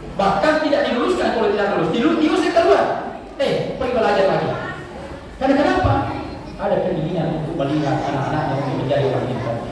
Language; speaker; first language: Indonesian; non-native, local second language; Buginese